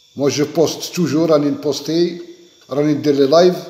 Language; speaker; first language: French; non-native, local second language; Arabic